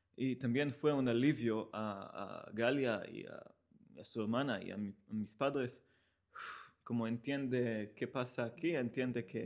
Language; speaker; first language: Spanish; non-native, learner; Hebrew